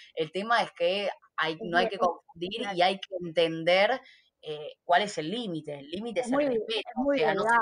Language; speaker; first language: Spanish; native; Spanish